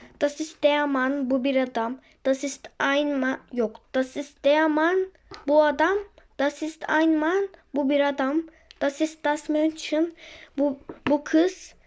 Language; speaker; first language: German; non-native, learner; Turkish